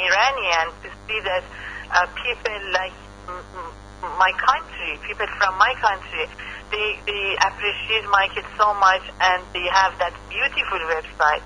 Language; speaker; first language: English; non-native, fluent; Persian